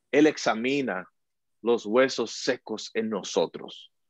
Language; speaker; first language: Spanish; early bilingual, heritage; Spanish